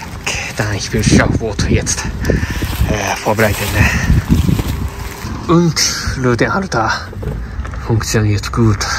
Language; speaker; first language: German; non-native, learner; Japanese